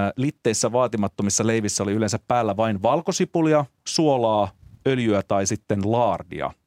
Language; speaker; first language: Finnish; native; Finnish